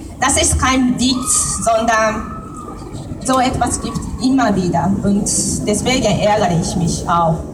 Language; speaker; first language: German; non-native, fluent; Japanese